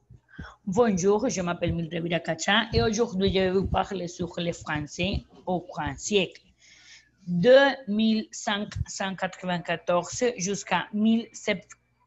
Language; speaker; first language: French; non-native, learner; Spanish